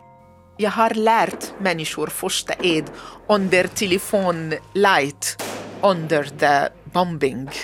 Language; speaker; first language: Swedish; non-native, learner; Arabic